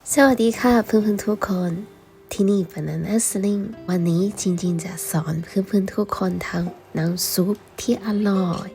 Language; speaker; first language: Thai; non-native, fluent; Chinese